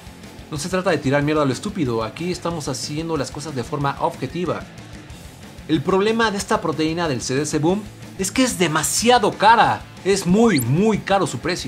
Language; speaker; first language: Spanish; native; Spanish